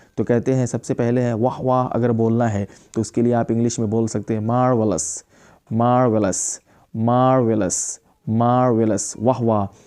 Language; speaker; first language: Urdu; native; Urdu